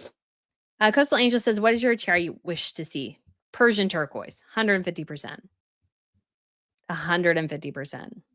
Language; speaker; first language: English; native; English